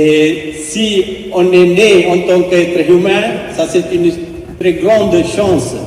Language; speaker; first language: French; non-native, fluent; Sinhala